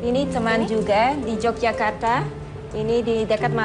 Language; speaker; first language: Indonesian; non-native, learner; Dutch